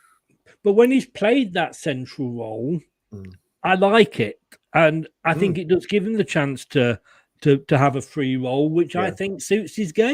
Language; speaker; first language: English; native; English